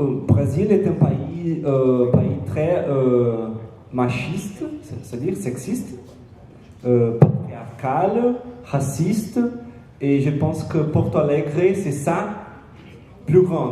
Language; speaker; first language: French; non-native, learner; Portuguese